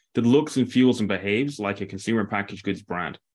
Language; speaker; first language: English; native; English